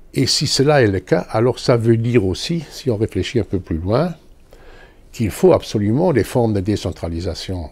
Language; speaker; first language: French; non-native, local second language; German